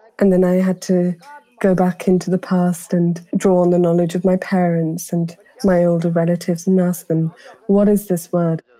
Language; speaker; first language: English; early bilingual, other home language; Pahari-Potwari